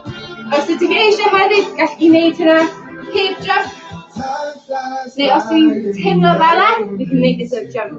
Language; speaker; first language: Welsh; non-native, local second language; English